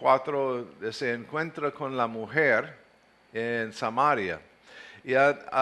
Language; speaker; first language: Spanish; non-native, fluent; English